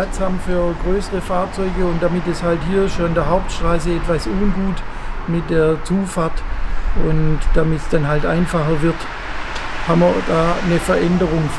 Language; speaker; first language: German; native; German